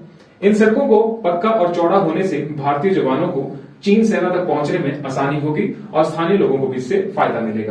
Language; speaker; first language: Hindi; native; Hindi